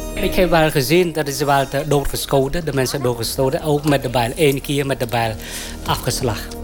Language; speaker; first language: Dutch; non-native, fluent; Khmer